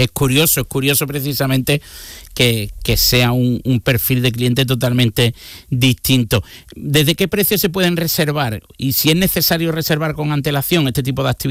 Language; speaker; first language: Spanish; native; Spanish